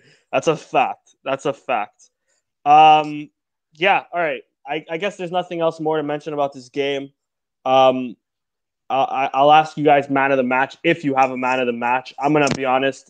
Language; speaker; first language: English; early bilingual, other home language; Portuguese